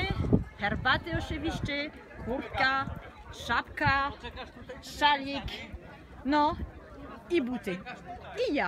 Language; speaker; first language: Polish; non-native, learner; French